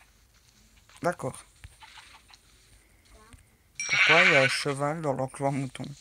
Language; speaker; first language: French; native; French